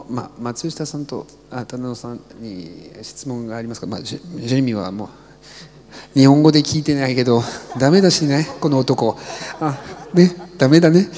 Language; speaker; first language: Japanese; non-native, learner; French